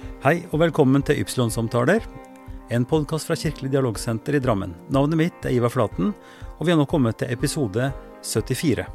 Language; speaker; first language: Norwegian; native; Norwegian